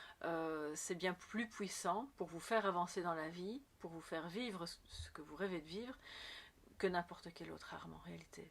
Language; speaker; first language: French; native; French